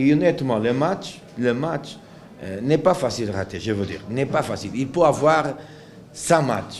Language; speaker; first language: French; non-native, local second language; Arabic